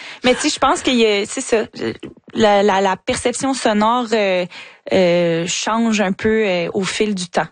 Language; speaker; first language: French; native; French